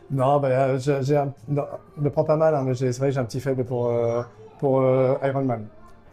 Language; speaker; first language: French; native; French